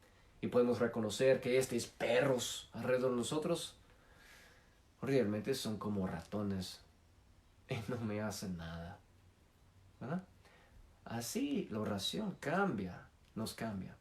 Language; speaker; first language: Spanish; non-native, fluent; English